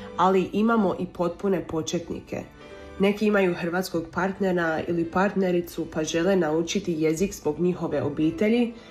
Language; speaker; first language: Croatian; early bilingual, heritage; Croatian